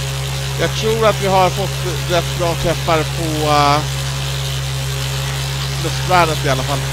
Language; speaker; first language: Swedish; native; Swedish